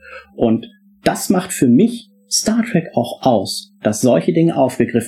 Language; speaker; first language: German; native; German